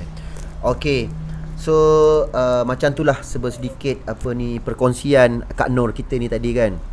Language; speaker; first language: Malay; native; Malay